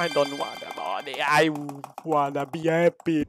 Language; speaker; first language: English; non-native, learner; Italian